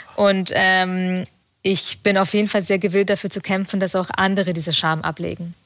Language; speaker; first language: German; early bilingual, other home language; Russian